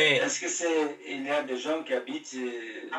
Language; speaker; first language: French; non-native, learner; Portuguese